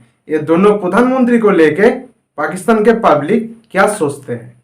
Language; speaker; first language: Hindi; non-native, fluent; Bangla